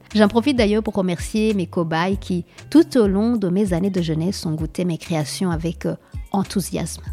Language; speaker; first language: French; non-native, local second language; Kinyarwanda